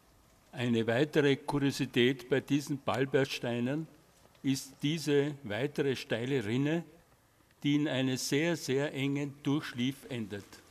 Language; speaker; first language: German; native; German